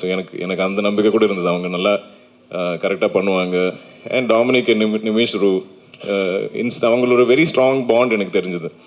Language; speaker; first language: Tamil; non-native, local second language; Malayalam